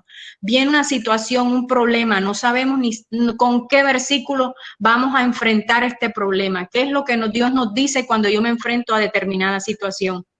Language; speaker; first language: Spanish; native; Spanish